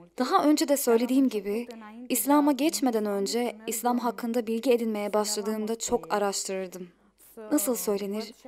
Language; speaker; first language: Turkish; non-native, fluent; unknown